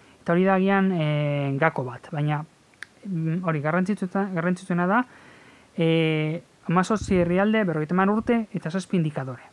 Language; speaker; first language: Basque; native; Basque